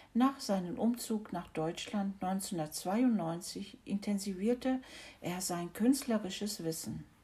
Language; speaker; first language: German; native; German